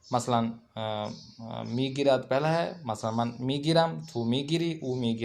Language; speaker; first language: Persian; non-native, learner; Urdu